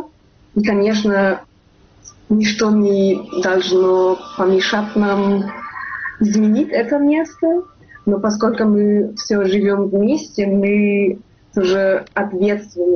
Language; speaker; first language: Russian; non-native, fluent; German